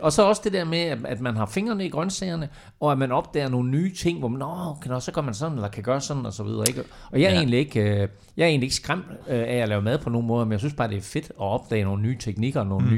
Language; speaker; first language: Danish; native; Danish